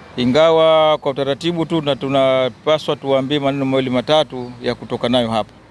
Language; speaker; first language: Swahili; native; Swahili